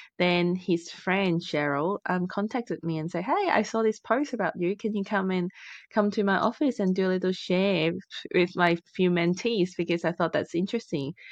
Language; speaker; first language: English; non-native, fluent; Chinese